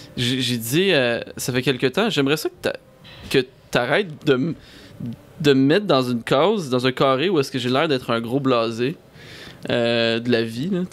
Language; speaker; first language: French; native; French